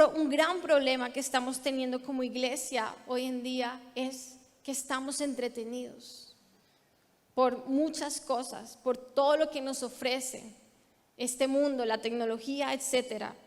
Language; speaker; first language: Spanish; native; Spanish